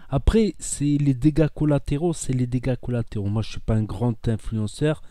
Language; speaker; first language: French; native; French